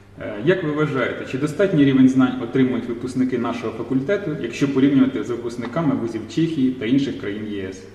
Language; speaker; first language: Ukrainian; native; Ukrainian